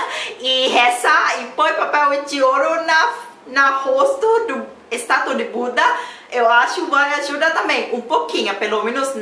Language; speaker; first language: Portuguese; non-native, learner; Thai